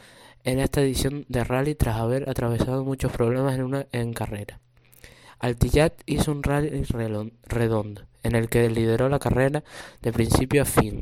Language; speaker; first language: Spanish; native; Spanish